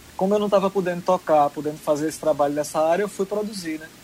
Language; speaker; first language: Portuguese; native; Portuguese